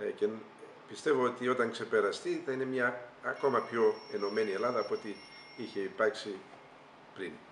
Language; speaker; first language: Greek; early bilingual, heritage; Greek